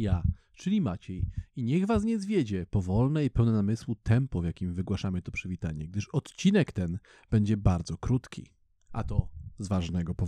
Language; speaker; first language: Polish; native; Polish